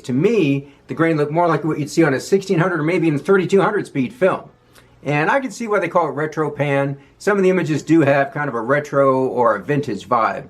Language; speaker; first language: English; native; English